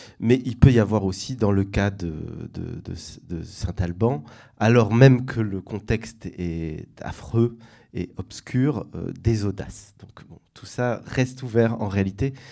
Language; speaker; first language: French; native; French